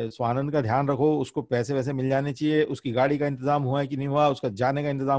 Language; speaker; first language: Hindi; native; Hindi